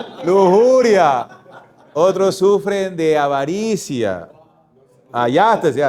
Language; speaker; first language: Spanish; native; Spanish